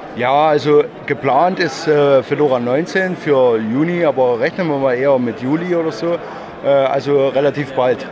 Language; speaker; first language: German; native; German